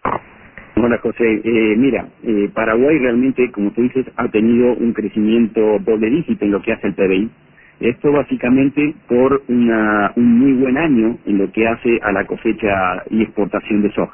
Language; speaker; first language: Spanish; native; Spanish